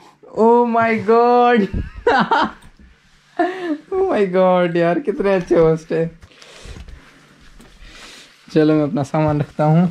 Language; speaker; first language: English; non-native, local second language; Hindi